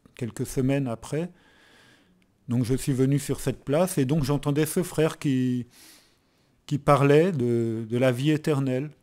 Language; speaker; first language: French; native; French